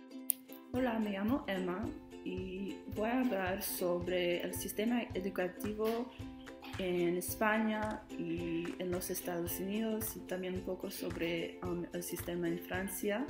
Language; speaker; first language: Spanish; non-native, learner; English